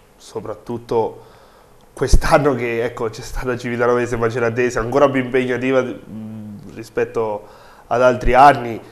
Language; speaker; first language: Italian; native; Italian